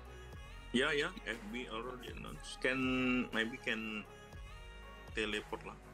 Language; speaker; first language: English; non-native, learner; Indonesian